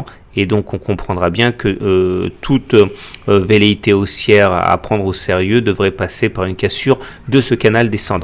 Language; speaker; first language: French; native; French